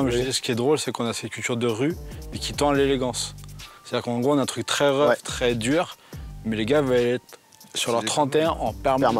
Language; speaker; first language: French; native; French